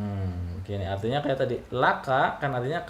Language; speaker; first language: Indonesian; native; Indonesian